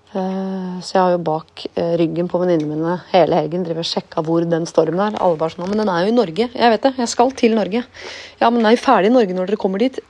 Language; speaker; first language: Norwegian; native; Norwegian